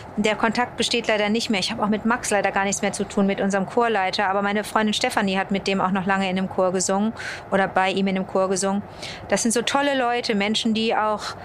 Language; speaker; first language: German; early bilingual, other home language; English